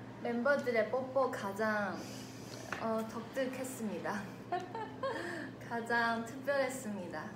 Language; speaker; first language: Korean; non-native, fluent; Chinese